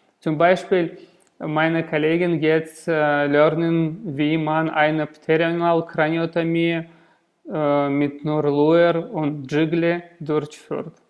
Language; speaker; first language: German; non-native, learner; Russian